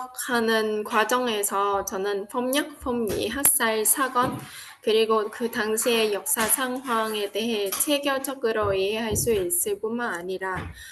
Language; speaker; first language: Korean; non-native, fluent; Vietnamese